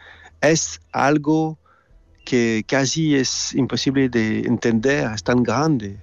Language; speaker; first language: Spanish; non-native, learner; French